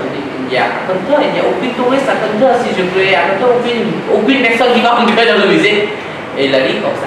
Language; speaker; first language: French; non-native, learner; Vietnamese